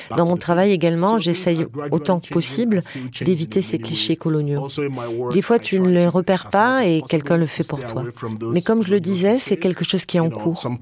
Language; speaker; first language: French; non-native, fluent; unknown